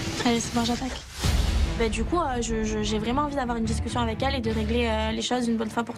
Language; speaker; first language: French; native; French